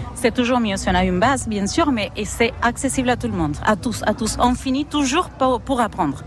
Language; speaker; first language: French; non-native, fluent; Spanish